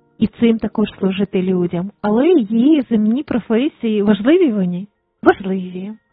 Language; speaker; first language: Ukrainian; native; Ukrainian